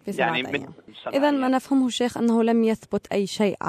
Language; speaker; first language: Arabic; native; Arabic